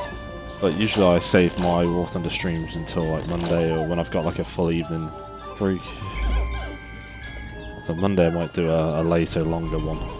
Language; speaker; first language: English; native; English